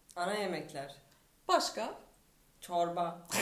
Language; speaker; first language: Turkish; non-native, fluent; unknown